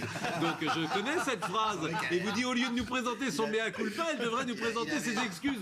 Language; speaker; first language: French; native; French